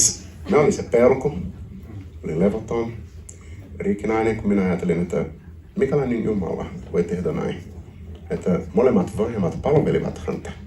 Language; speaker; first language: Finnish; non-native, learner; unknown